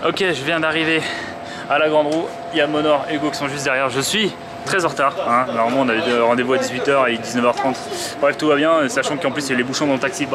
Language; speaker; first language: French; native; French